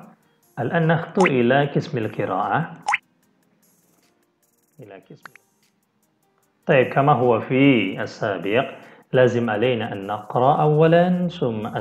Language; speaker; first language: Arabic; non-native, fluent; Indonesian